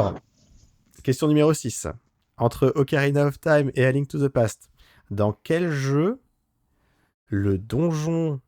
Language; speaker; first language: French; native; French